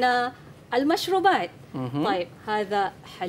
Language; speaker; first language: Arabic; non-native, fluent; Malay